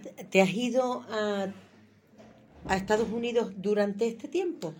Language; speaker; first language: Spanish; native; Spanish